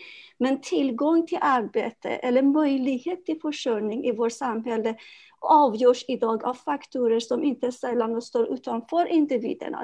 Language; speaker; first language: Swedish; non-native, fluent; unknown